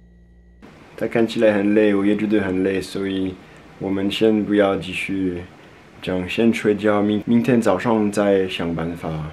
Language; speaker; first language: Chinese; non-native, fluent; French